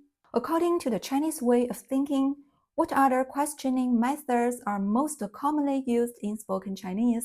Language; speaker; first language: English; non-native, fluent; Chinese